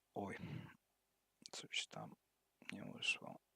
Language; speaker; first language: Polish; non-native, learner; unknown